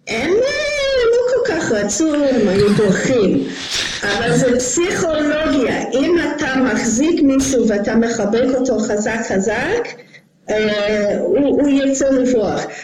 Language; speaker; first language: Hebrew; non-native, fluent; English